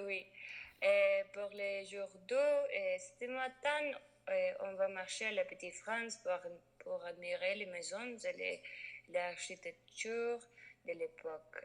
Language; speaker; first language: French; non-native, learner; Spanish